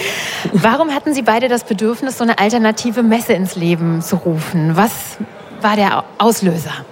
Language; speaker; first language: German; native; German